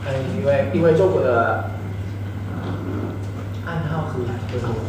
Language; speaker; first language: Chinese; non-native, learner; Thai